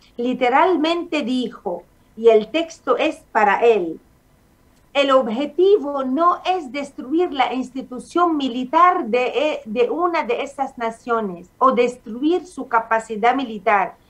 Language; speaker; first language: Spanish; non-native, fluent; Arabic